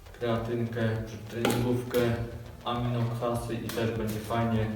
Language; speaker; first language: Polish; native; Polish